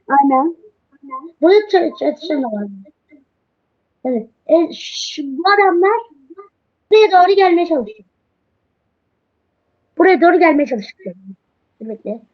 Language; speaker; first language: Turkish; native; Turkish